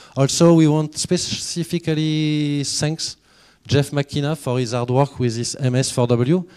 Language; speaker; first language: English; non-native, fluent; French